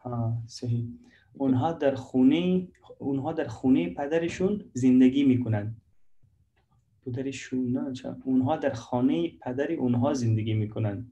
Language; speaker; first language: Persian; non-native, learner; Urdu